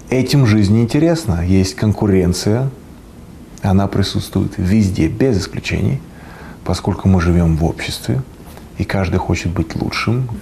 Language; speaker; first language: Russian; native; Russian